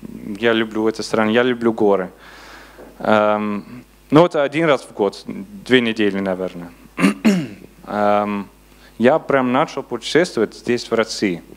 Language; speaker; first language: Russian; non-native, learner; Dutch